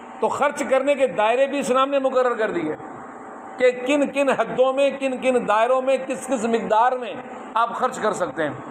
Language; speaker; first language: Urdu; non-native, local second language; Sindhi